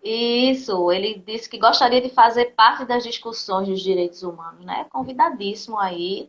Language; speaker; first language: Portuguese; native; Portuguese